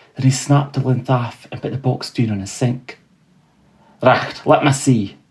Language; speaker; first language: English; native; English